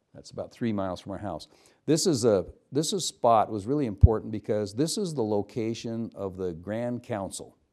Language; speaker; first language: English; native; English